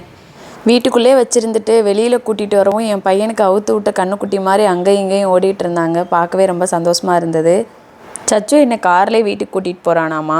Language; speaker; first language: Tamil; native; Tamil